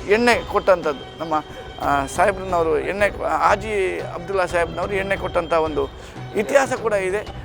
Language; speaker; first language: Kannada; native; Kannada